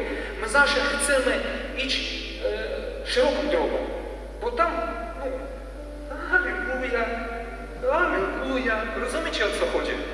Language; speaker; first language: Polish; non-native, learner; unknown